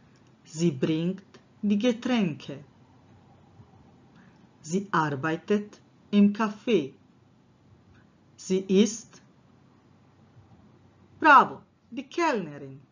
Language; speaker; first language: German; non-native, fluent; Croatian